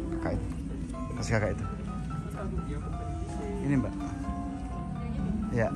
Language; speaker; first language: Indonesian; native; Indonesian